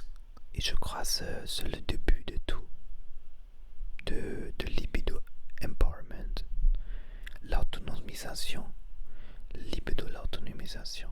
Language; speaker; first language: French; non-native, learner; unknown